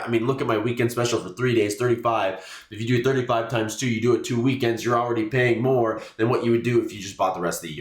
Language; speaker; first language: English; native; English